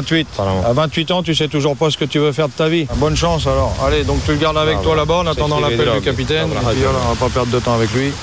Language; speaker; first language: French; native; French